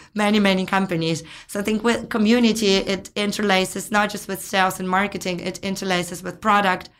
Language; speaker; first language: English; non-native, fluent; Ukrainian